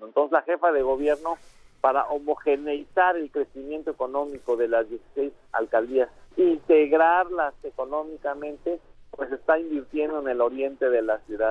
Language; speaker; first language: Spanish; native; Spanish